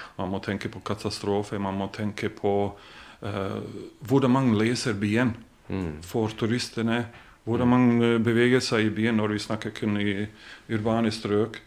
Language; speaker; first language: Norwegian; non-native, fluent; Bosnian